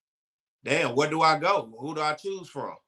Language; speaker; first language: English; native; English